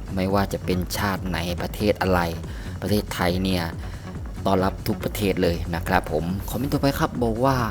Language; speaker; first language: Thai; native; Thai